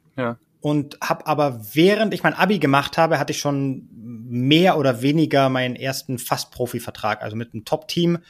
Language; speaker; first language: German; early bilingual, heritage; German